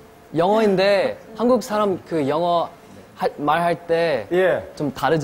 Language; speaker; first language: Korean; non-native, learner; English